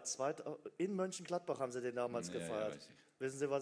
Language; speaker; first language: German; native; German